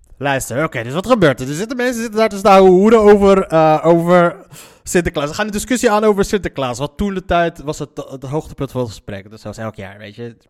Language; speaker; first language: Dutch; early bilingual, other home language; Arabic